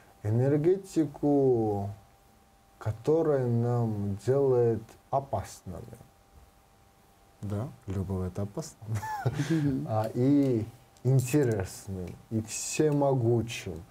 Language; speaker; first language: Russian; non-native, learner; Georgian